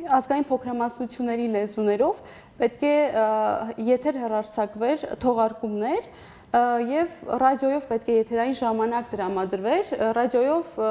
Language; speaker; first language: Armenian; non-native, local second language; Assyrian Neo-Aramaic